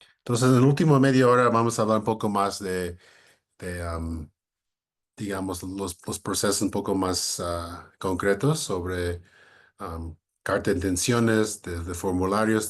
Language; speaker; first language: Spanish; non-native, fluent; English